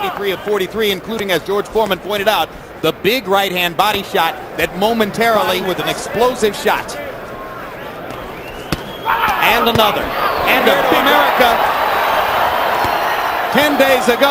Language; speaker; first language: English; native; English